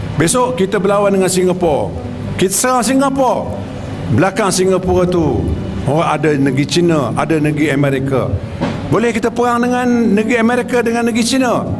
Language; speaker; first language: Malay; native; Malay